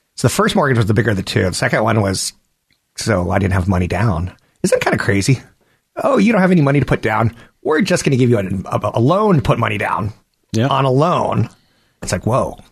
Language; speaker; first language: English; native; English